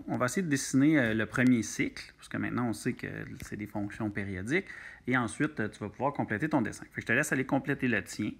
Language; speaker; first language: French; native; French